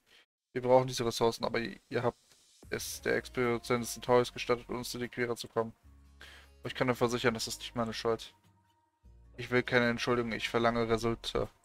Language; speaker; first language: German; native; German